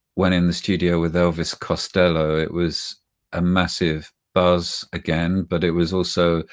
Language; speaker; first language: English; native; English